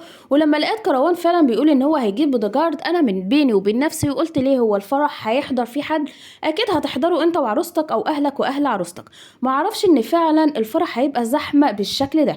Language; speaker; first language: Arabic; native; Arabic